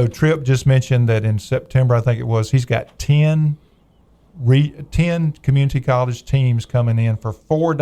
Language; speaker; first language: English; native; English